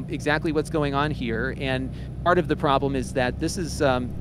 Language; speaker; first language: English; native; English